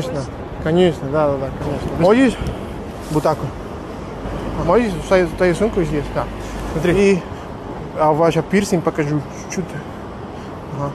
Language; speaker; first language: Russian; non-native, learner; Spanish